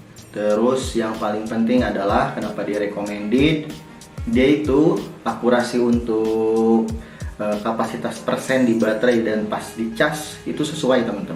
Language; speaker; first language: Indonesian; native; Indonesian